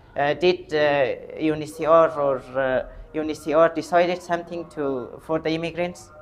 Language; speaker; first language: English; non-native, learner; Persian